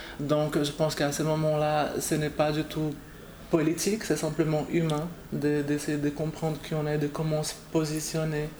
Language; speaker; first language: French; non-native, fluent; Portuguese